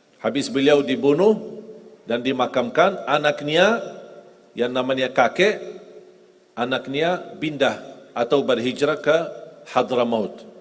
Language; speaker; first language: Indonesian; non-native, fluent; Arabic